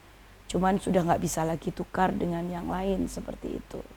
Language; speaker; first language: Indonesian; native; Indonesian